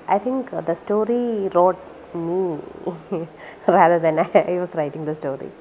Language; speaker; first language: English; non-native, local second language; Malayalam